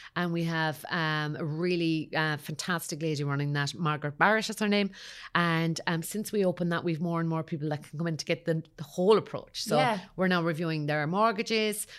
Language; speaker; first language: English; native; English